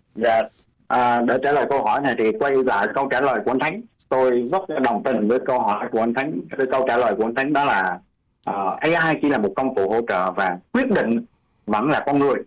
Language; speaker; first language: Vietnamese; native; Vietnamese